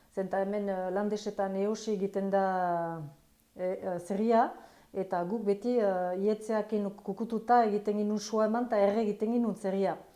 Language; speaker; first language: Basque; native; Basque